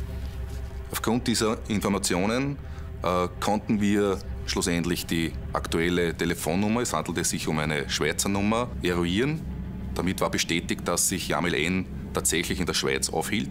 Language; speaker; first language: German; native; German